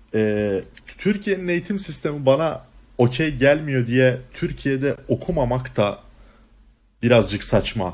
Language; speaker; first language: Turkish; native; Turkish